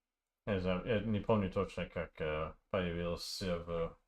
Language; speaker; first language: Russian; non-native, learner; English